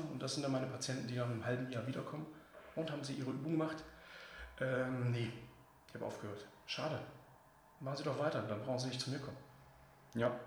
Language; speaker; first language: German; native; German